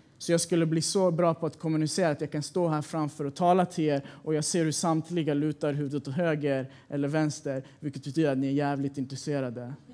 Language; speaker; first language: Swedish; early bilingual, other home language; Persian